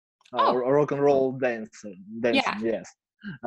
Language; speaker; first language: English; non-native, learner; Ukrainian